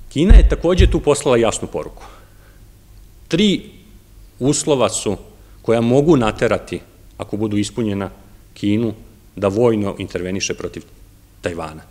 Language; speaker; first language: Serbian; native; Serbian